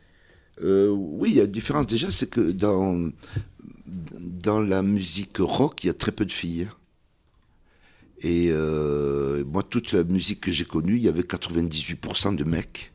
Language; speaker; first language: French; early bilingual, other home language; Kabyle